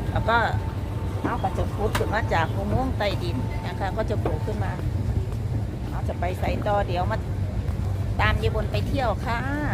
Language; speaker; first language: Thai; native; Thai